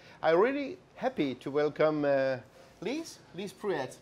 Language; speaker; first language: English; non-native, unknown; French